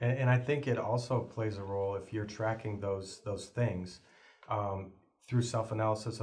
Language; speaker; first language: English; native; English